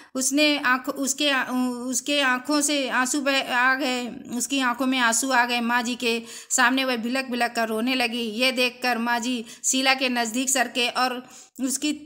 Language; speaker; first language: Hindi; native; Hindi